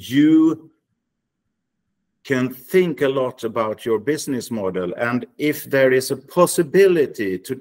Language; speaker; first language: English; non-native, fluent; Swedish